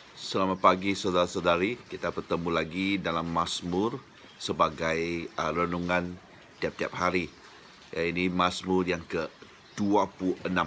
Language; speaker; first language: Malay; non-native, local second language; Chinese